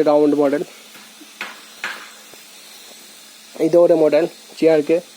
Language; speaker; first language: Malayalam; non-native, learner; Hindi